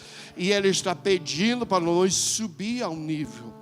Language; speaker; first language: Portuguese; non-native, fluent; English